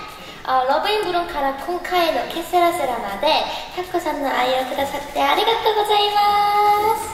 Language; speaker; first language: Japanese; non-native, learner; Korean